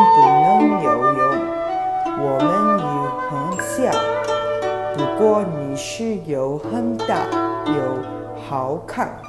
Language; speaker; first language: Chinese; non-native, learner; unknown